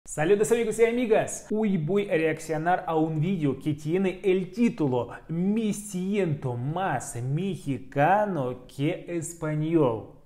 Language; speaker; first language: Spanish; non-native, learner; Russian